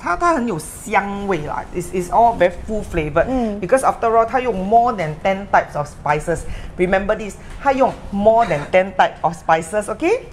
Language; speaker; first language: English; non-native, local second language; Chinese